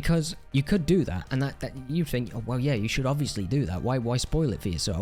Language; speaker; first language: English; native; English